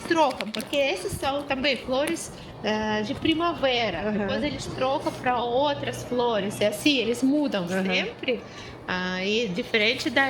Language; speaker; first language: Portuguese; non-native, fluent; Russian